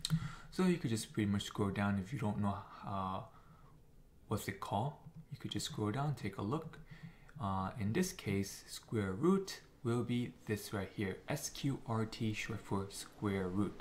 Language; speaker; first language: English; native; English